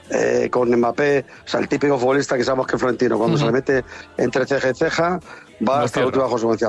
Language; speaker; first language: Spanish; native; Spanish